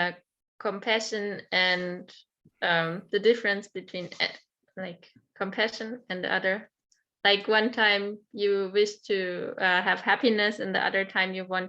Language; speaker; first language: English; non-native, fluent; German